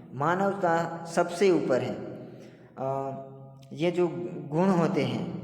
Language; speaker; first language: Hindi; non-native, local second language; Gujarati